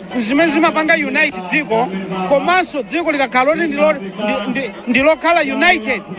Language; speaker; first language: Nyanja; native; Nyanja